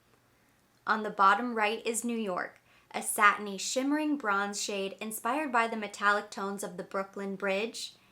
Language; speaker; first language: English; native; English